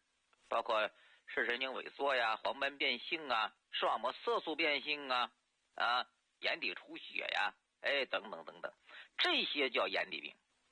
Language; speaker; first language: Chinese; native; Chinese